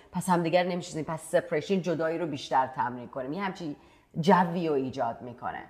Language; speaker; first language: Persian; early bilingual, heritage; Persian